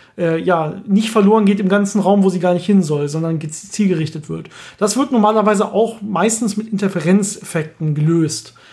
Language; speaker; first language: German; native; German